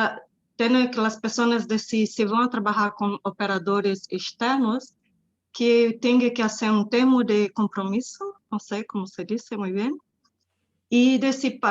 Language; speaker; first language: Spanish; non-native, fluent; Portuguese